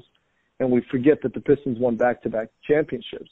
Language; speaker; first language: English; native; English